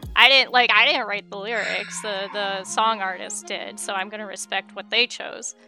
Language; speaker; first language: English; native; English